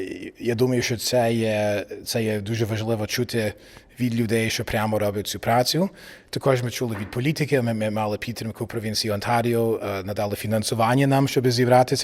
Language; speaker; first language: Ukrainian; early bilingual, heritage; English